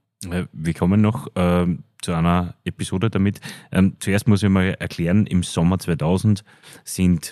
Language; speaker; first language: German; native; German